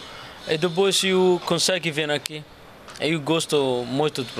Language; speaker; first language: Portuguese; non-native, learner; Arabic